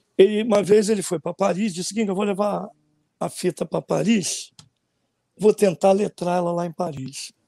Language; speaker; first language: Portuguese; native; Portuguese